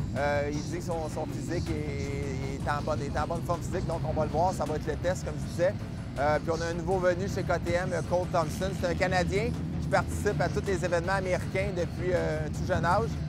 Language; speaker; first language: French; native; French